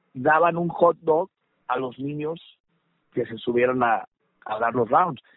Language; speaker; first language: Spanish; early bilingual, heritage; Spanish